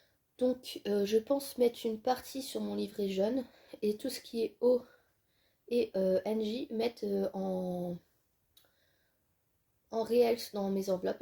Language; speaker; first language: French; native; French